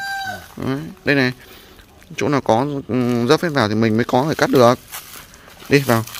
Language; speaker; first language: Vietnamese; native; Vietnamese